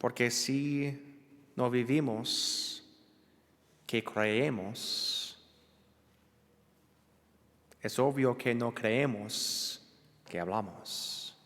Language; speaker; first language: Spanish; non-native, learner; English